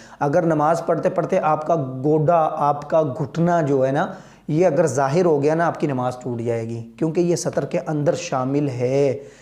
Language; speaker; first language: Urdu; non-native, local second language; Punjabi